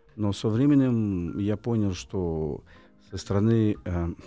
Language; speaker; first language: Russian; non-native, fluent; Portuguese